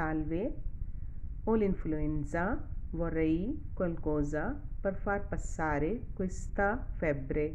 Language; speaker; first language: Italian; non-native, fluent; Urdu